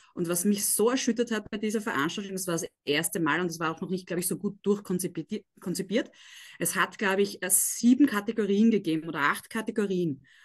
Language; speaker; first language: German; native; German